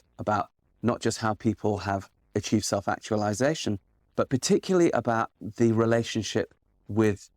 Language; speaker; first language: English; native; English